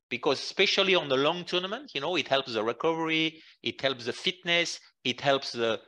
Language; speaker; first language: English; non-native, fluent; French